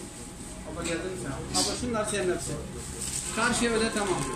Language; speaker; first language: Turkish; native; Turkish